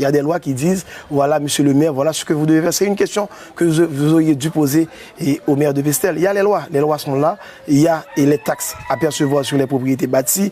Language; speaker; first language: French; non-native, local second language; Haitian Creole